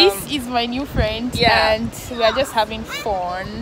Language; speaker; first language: English; non-native, local second language; Yoruba